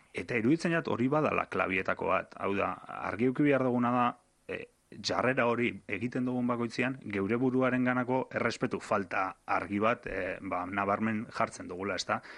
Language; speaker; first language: Basque; native; Basque